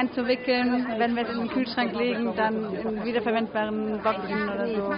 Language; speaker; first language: German; non-native, fluent; French